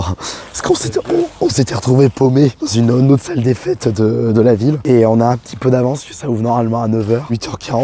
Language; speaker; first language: French; native; French